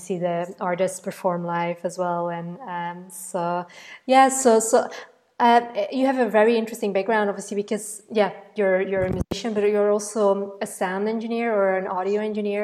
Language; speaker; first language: English; non-native, fluent; Dutch